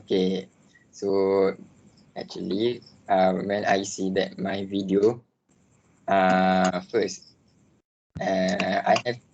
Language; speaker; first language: English; non-native, local second language; Malay